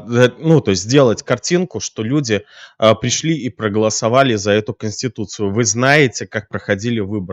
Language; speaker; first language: Russian; native; Russian